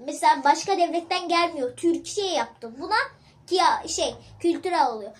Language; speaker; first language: Turkish; early bilingual, other home language; Arabic